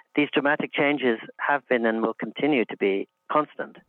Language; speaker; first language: English; native; English